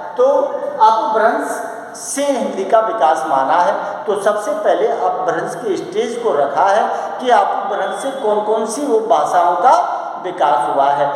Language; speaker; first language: Hindi; native; Hindi